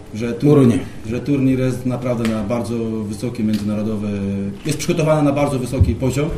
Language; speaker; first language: Polish; non-native, fluent; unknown